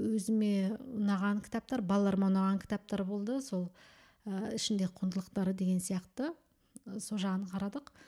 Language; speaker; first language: Kazakh; early bilingual, heritage; Kazakh